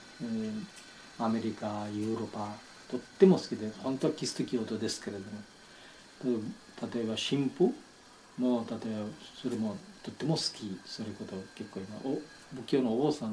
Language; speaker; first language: Japanese; non-native, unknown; Bangla